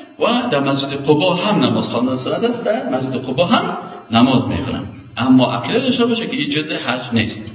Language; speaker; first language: Persian; native; Persian